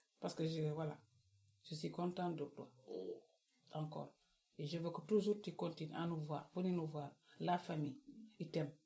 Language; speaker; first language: French; non-native, local second language; Wolof